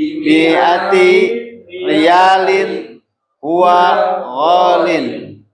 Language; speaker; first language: Arabic; non-native, learner; Indonesian